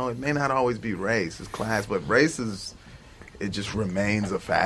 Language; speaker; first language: English; native; English